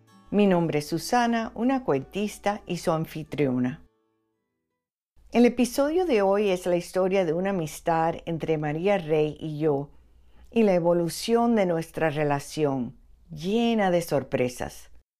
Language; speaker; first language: Spanish; early bilingual, heritage; Spanish